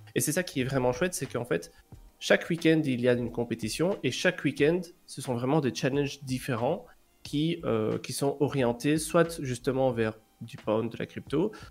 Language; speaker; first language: French; native; French